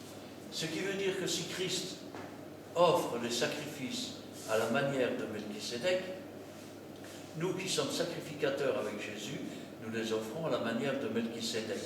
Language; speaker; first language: French; native; French